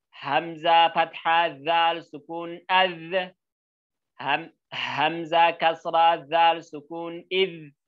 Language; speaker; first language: Arabic; non-native, learner; Oromo